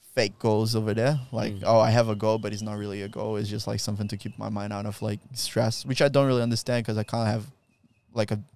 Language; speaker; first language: English; non-native, fluent; Portuguese